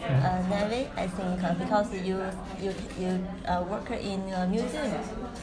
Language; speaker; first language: English; non-native, learner; Chinese